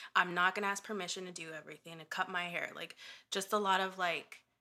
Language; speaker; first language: English; early bilingual, other home language; Spanish